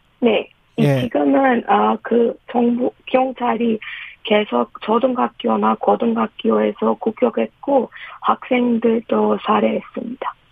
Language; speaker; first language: Korean; non-native, fluent; Persian